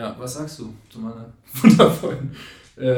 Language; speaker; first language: German; native; German